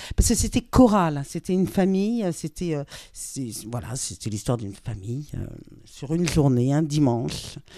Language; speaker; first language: French; native; French